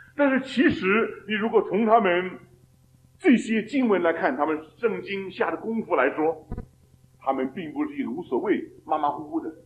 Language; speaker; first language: Chinese; native; Chinese